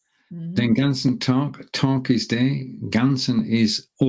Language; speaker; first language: German; non-native, learner; English